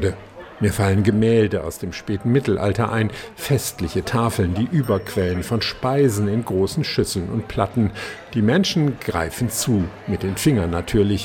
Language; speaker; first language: German; native; German